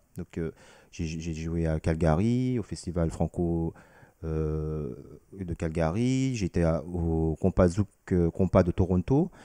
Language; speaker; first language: French; early bilingual, other home language; Vietnamese